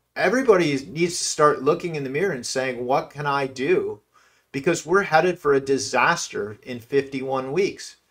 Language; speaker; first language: English; native; English